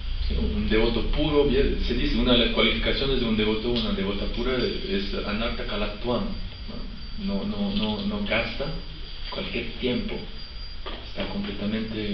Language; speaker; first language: Spanish; non-native, fluent; French